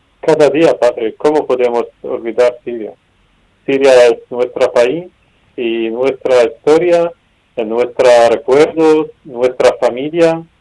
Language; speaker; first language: Spanish; non-native, learner; Arabic